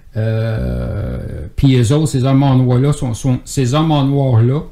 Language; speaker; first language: French; native; French